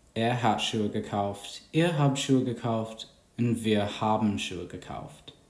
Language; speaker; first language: German; non-native, learner; English